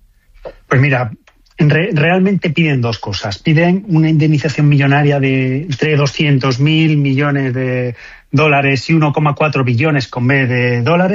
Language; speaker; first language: Spanish; native; Spanish